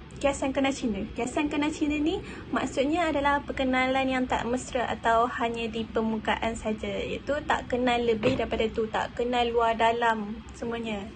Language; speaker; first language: Malay; native; Malay